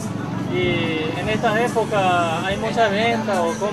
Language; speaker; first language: Spanish; non-native, learner; Korean